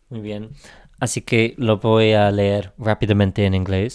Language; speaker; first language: Spanish; non-native, fluent; English